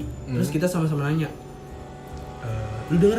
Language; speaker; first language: Indonesian; native; Indonesian